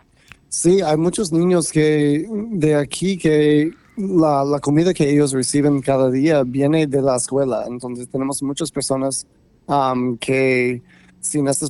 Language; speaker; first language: Spanish; non-native, fluent; English